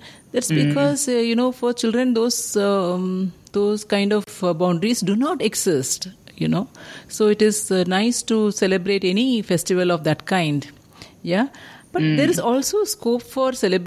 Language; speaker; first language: English; non-native, local second language; Malayalam